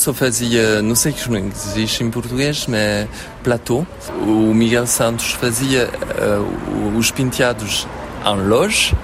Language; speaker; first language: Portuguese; early bilingual, heritage; French